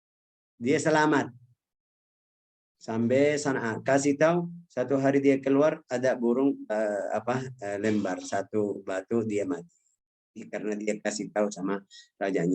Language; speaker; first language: Indonesian; non-native, fluent; Arabic